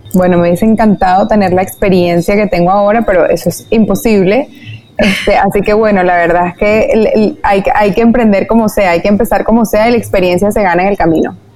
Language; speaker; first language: Spanish; native; Spanish